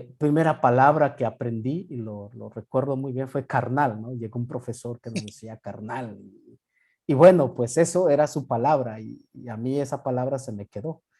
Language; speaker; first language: Spanish; non-native, local second language; Yucateco